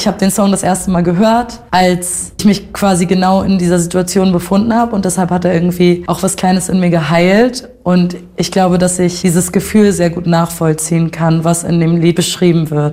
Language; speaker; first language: German; native; German